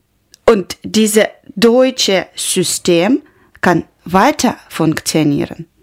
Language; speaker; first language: German; non-native, learner; Ukrainian